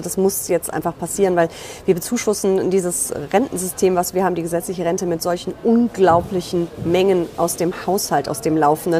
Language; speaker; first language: German; native; German